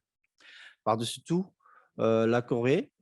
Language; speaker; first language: French; non-native, fluent; Korean